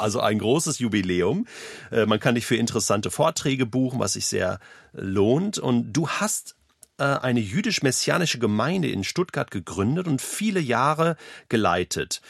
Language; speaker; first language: German; native; German